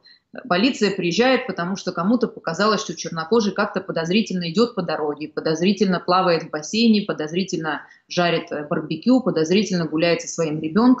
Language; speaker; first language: Russian; native; Russian